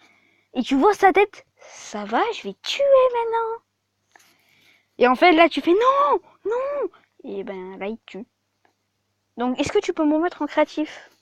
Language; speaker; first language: French; native; French